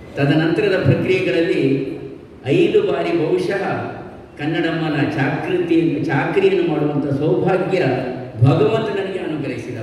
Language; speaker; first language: Kannada; non-native, local second language; Tulu